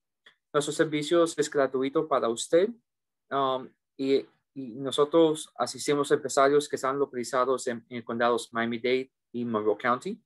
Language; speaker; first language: Spanish; early bilingual, heritage; English